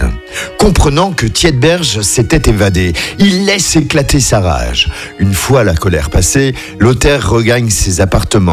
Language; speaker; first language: French; native; French